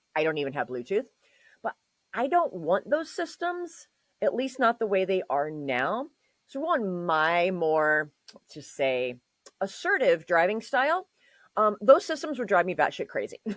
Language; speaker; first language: English; native; English